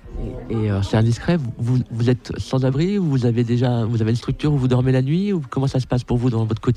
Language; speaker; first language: French; native; French